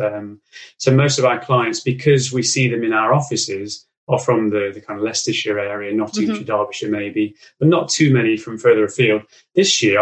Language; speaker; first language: English; native; English